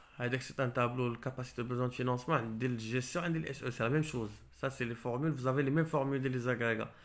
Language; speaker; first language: French; non-native, local second language; Arabic